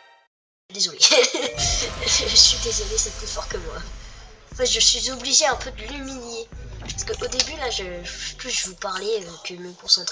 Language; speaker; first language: French; native; French